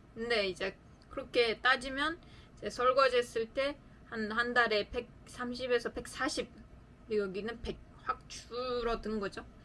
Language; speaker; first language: Korean; non-native, fluent; Uzbek